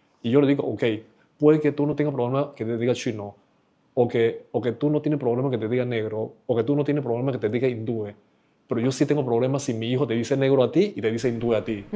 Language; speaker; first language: Spanish; non-native, fluent; Chinese